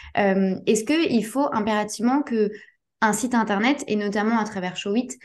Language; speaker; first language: French; native; French